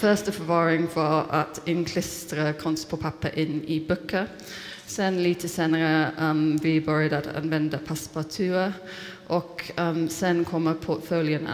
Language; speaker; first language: Swedish; non-native, fluent; English